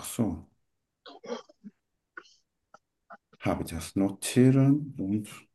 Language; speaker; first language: German; non-native, fluent; Turkish